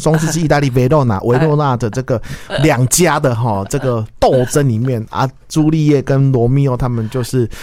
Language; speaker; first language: Chinese; native; Chinese